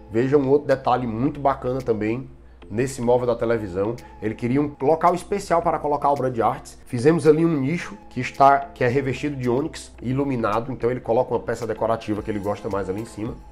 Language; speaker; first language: Portuguese; native; Portuguese